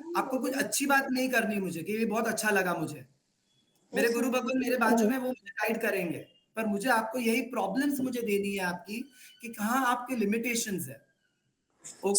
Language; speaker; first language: Hindi; non-native, local second language; Gujarati